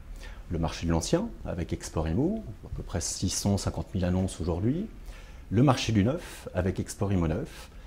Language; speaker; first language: French; native; French